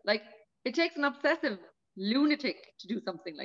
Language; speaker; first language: English; native; English